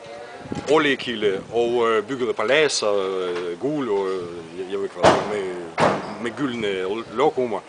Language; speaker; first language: Danish; non-native, fluent; Russian